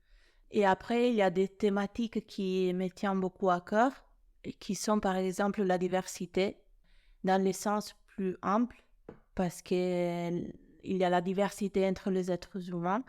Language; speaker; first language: French; non-native, fluent; Italian